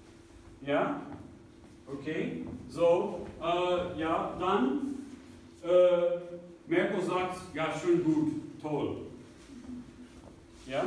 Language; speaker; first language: German; non-native, fluent; English